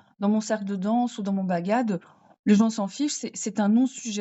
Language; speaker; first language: French; native; French